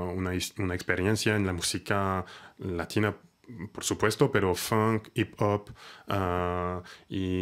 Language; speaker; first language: Spanish; non-native, fluent; French